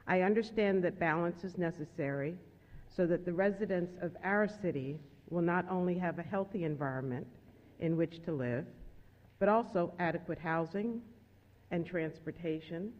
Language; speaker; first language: English; native; English